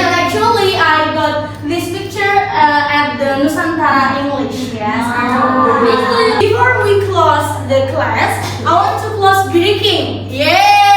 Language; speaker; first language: English; non-native, learner; Indonesian